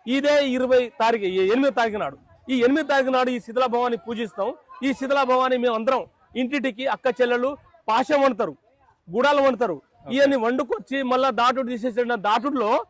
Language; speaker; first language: Telugu; non-native, local second language; Lambadi